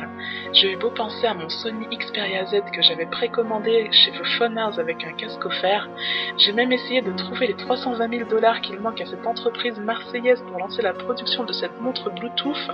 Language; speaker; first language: French; native; French